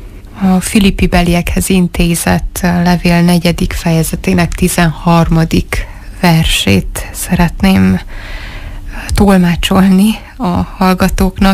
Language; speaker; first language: Hungarian; native; Hungarian